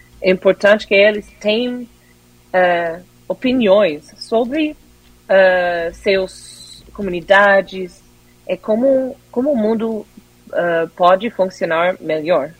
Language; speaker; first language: Portuguese; non-native, fluent; English